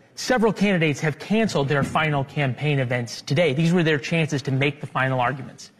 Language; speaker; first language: English; native; English